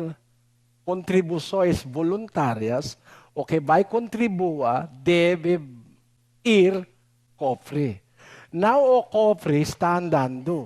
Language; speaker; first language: Portuguese; non-native, learner; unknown